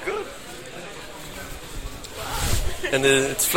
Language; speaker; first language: English; non-native, learner; French